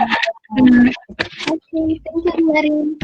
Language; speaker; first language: English; non-native, fluent; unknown